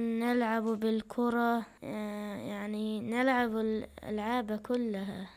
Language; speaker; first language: Arabic; early bilingual, other home language; Chechen